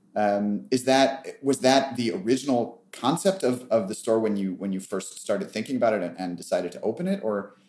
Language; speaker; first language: English; native; English